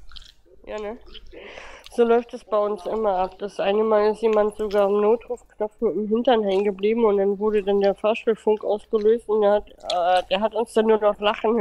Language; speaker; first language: German; native; German